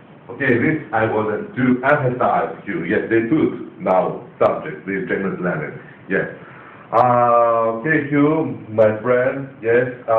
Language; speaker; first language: English; non-native, learner; Greek